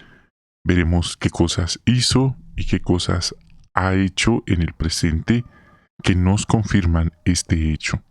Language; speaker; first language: Spanish; native; Spanish